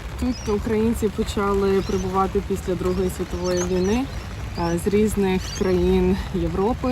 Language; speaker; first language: Ukrainian; early bilingual, heritage; Ukrainian